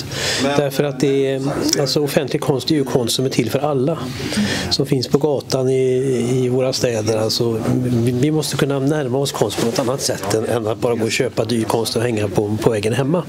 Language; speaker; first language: Swedish; native; Swedish